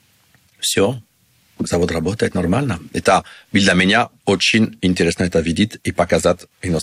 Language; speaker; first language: Russian; non-native, learner; French